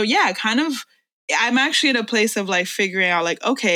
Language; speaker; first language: English; early bilingual, other home language; Spanish